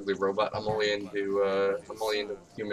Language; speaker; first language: English; native; English